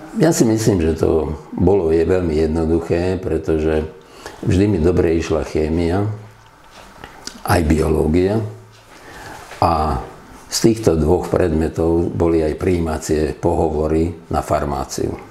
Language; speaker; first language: Slovak; non-native, local second language; Hungarian